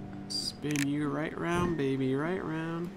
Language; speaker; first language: English; native; English